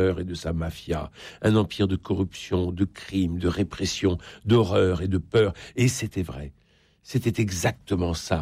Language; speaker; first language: French; native; French